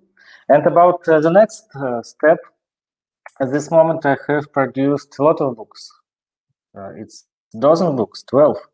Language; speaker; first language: English; non-native, learner; Russian